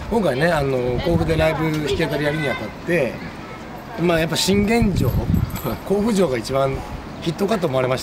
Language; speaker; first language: Japanese; native; Japanese